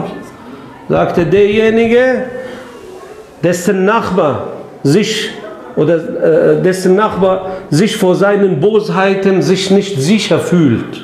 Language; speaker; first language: German; non-native, fluent; Arabic